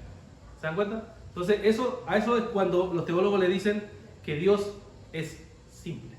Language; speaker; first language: Spanish; native; Spanish